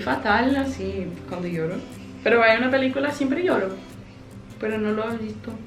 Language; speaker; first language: Spanish; non-native, fluent; English